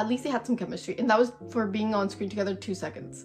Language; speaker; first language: English; native; English